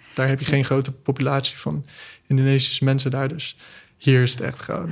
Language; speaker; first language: Dutch; non-native, fluent; English